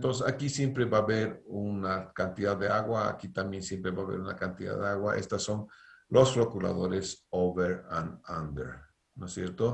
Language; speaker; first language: Spanish; native; Spanish